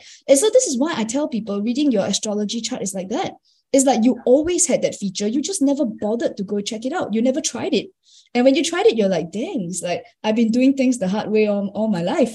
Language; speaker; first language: English; native; English